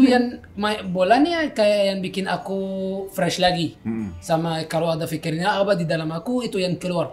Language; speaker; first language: Indonesian; non-native, learner; Arabic